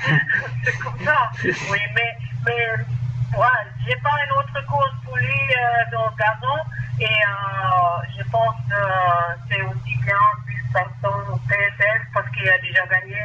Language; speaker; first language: French; non-native, learner; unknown